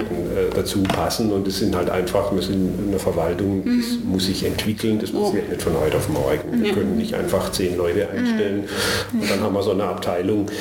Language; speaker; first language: German; native; German